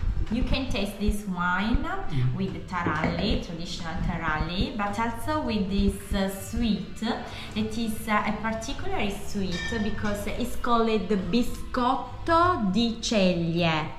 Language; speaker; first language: English; non-native, learner; Italian